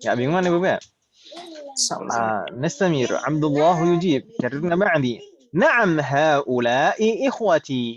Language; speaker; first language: Arabic; non-native, fluent; Indonesian